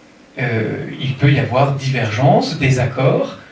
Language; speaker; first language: French; native; French